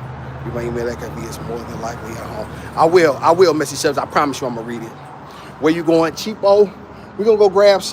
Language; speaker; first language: English; native; English